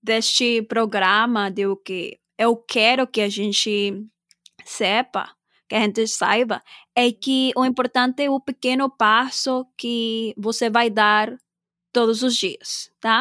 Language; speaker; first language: Portuguese; non-native, fluent; Spanish